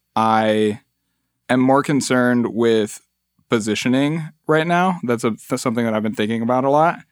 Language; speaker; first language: English; early bilingual, other home language; Spanish